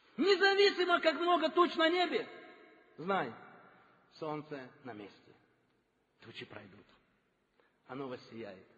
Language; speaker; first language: Russian; non-native, local second language; Tajik